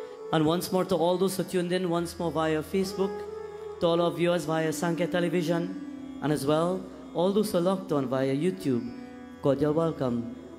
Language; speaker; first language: English; native; English